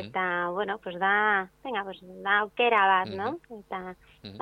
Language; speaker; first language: Basque; non-native, fluent; Spanish